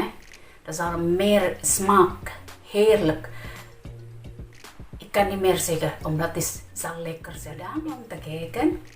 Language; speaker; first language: Dutch; non-native, learner; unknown